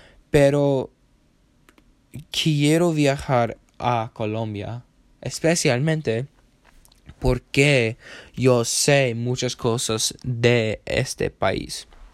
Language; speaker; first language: Spanish; non-native, learner; English